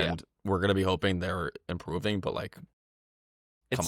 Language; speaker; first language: English; native; English